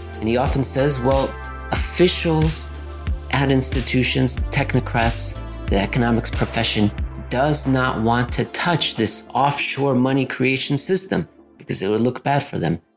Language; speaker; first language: English; native; English